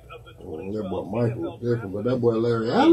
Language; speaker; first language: English; native; English